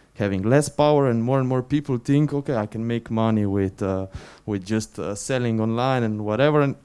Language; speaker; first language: English; non-native, fluent; Slovenian